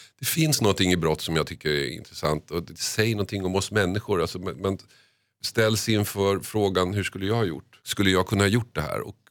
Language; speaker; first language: Swedish; early bilingual, other home language; Finnish